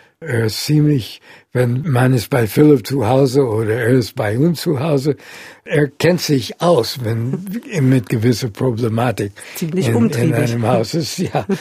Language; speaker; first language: German; non-native, fluent; English